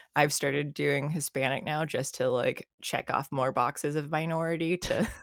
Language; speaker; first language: English; early bilingual, other home language; Filipino